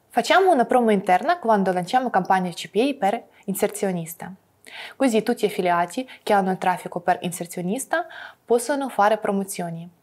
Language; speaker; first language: Italian; non-native, fluent; Russian